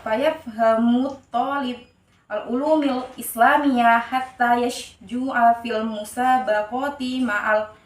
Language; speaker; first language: Arabic; non-native, learner; Indonesian